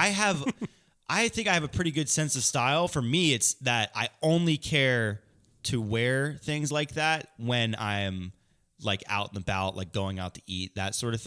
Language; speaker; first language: English; native; English